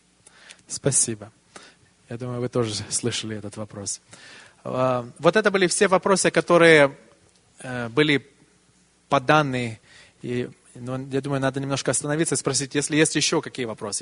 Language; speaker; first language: Russian; early bilingual, heritage; Russian